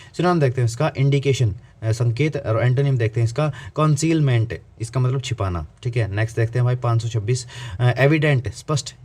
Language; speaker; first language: Hindi; native; Hindi